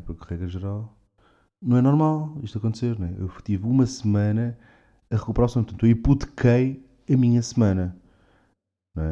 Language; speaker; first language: Portuguese; native; Portuguese